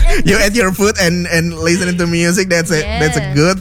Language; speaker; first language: English; non-native, fluent; Indonesian